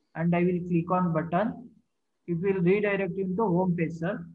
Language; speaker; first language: English; non-native, local second language; Kannada